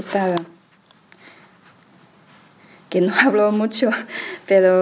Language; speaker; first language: Spanish; non-native, learner; Chinese